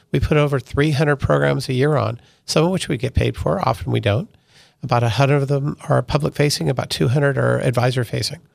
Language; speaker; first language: English; early bilingual, other home language; Italian